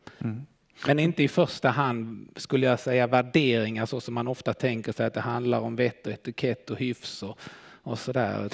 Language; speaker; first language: Swedish; native; Swedish